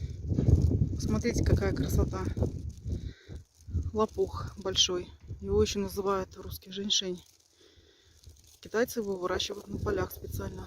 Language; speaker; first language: Russian; native; Russian